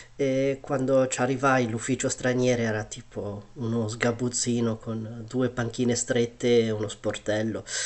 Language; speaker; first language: Italian; early bilingual, other home language; Chinese